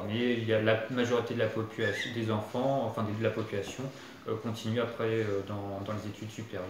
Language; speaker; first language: French; native; French